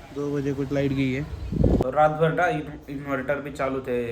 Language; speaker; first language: Hindi; non-native, local second language; Marathi